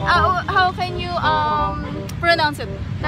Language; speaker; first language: English; non-native, local second language; Filipino